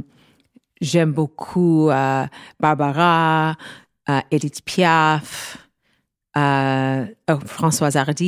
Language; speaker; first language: French; non-native, learner; English